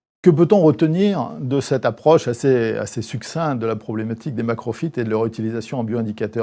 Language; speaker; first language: French; native; French